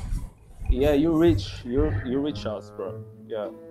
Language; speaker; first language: English; non-native, fluent; Portuguese